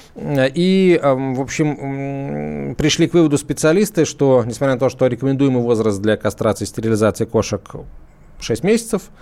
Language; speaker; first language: Russian; native; Russian